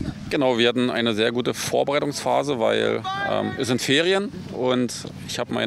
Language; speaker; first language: German; native; German